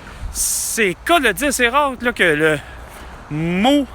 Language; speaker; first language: French; native; French